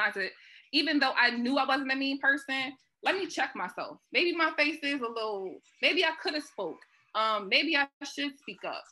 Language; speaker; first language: English; native; English